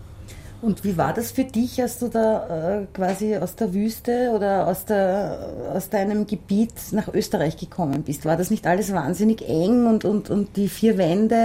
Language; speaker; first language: German; native; German